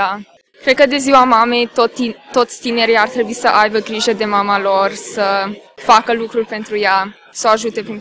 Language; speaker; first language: Romanian; early bilingual, heritage; Romanian